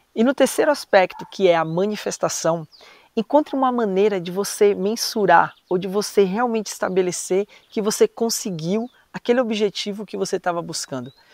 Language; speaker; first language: Portuguese; native; Portuguese